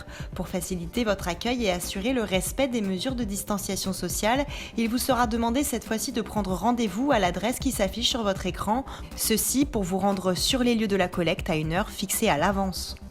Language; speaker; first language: French; native; French